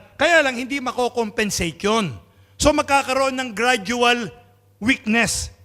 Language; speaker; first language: Filipino; non-native, local second language; Pampanga